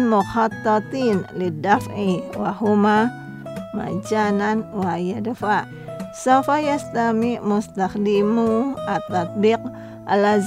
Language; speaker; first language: Arabic; non-native, fluent; Indonesian